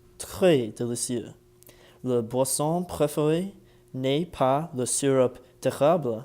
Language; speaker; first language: French; non-native, learner; English